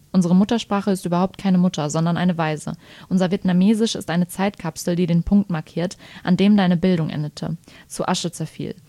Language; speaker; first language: German; native; German